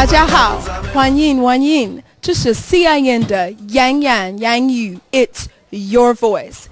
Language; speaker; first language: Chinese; early bilingual, heritage; English